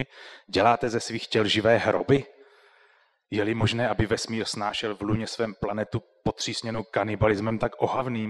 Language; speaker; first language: Czech; native; Czech